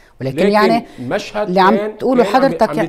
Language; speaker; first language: Arabic; native; Arabic